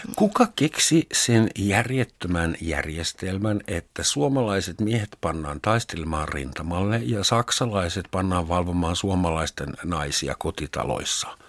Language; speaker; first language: Finnish; non-native, fluent; German